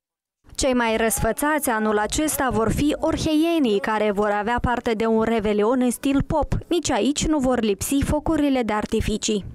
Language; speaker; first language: Romanian; native; Romanian